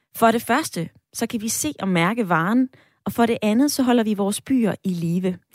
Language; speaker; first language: Danish; native; Danish